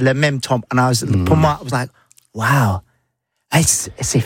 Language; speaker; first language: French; non-native, learner; English